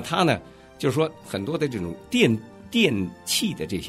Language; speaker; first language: Chinese; native; Chinese